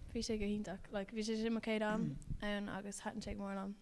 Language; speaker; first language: Irish; non-native, local second language; English